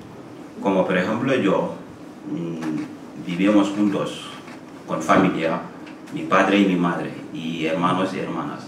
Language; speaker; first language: Spanish; non-native, learner; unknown